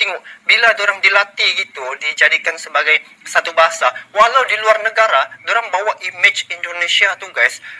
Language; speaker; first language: Malay; native; Malay